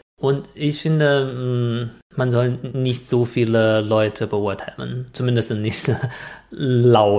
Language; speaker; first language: German; non-native, fluent; Chinese